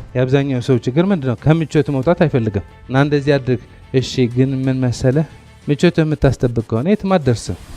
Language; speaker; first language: Amharic; non-native, local second language; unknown